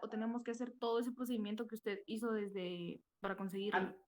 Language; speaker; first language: Spanish; native; Spanish